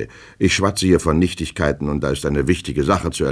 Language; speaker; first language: German; native; German